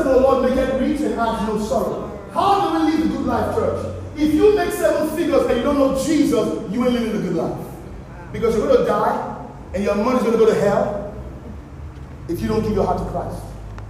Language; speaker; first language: English; non-native, local second language; Yoruba